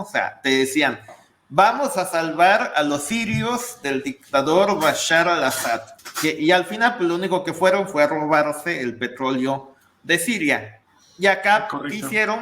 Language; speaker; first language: Spanish; native; Spanish